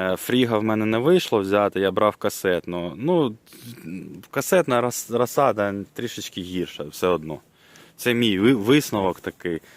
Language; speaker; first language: Ukrainian; non-native, local second language; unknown